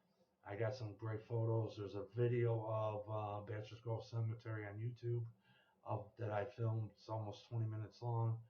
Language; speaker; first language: English; native; English